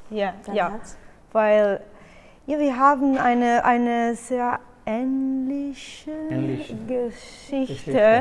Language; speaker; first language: German; non-native, learner; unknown